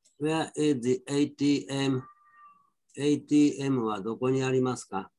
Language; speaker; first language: Japanese; native; Japanese